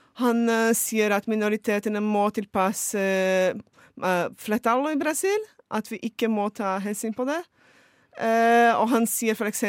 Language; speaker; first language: Norwegian; non-native, fluent; Portuguese